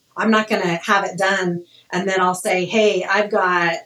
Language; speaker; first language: English; native; English